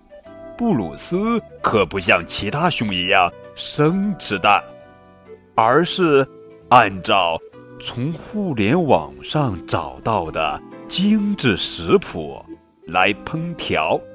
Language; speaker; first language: Chinese; native; Chinese